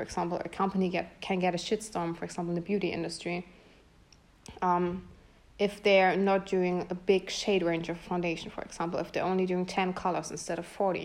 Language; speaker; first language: English; non-native, fluent; German